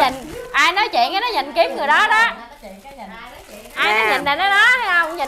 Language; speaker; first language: Vietnamese; native; Vietnamese